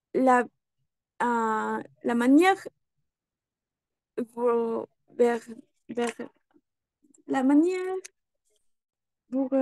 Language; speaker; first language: French; non-native, learner; Spanish